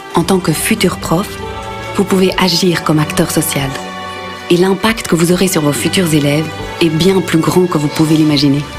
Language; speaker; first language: French; native; French